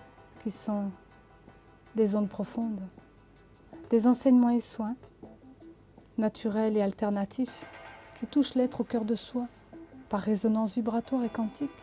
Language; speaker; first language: French; native; French